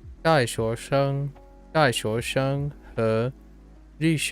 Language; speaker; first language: Chinese; non-native, learner; English